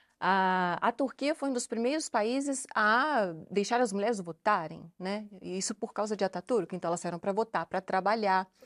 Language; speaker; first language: Portuguese; native; Portuguese